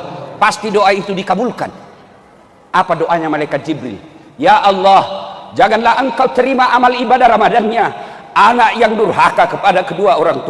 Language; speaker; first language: Indonesian; non-native, local second language; Buginese